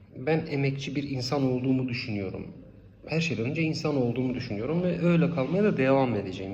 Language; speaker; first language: Turkish; non-native, local second language; Kurdish